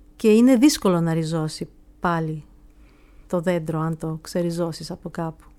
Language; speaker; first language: Greek; early bilingual, heritage; Greek